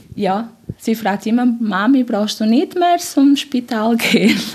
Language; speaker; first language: German; non-native, fluent; Portuguese